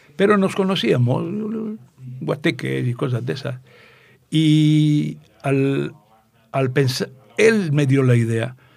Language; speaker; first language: Spanish; native; Spanish